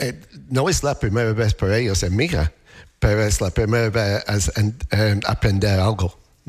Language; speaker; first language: Spanish; non-native, fluent; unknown